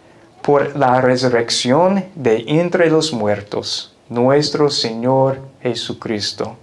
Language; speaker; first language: Spanish; non-native, fluent; English